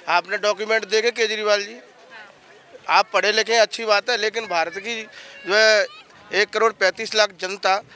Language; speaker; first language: Hindi; native; Hindi